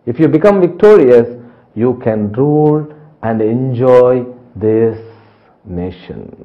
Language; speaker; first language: English; non-native, local second language; Telugu